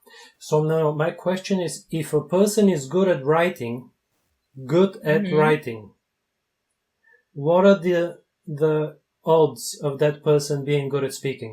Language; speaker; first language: English; non-native, fluent; Bulgarian